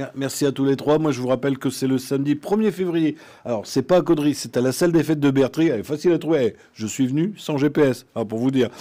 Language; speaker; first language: French; native; French